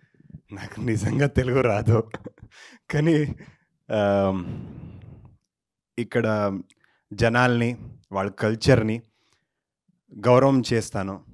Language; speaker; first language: Telugu; non-native, learner; Kannada